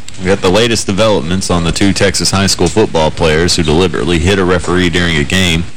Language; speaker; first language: English; native; English